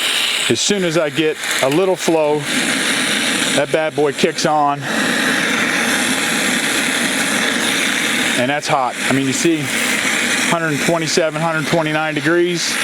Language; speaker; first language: English; native; English